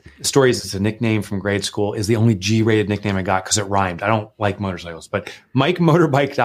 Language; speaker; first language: English; native; English